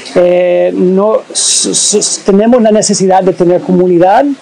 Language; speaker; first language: Spanish; non-native, fluent; English